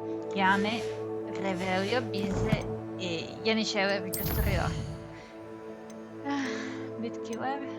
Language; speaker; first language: Turkish; non-native, learner; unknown